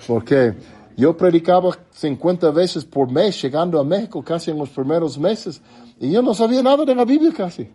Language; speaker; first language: Spanish; non-native, fluent; English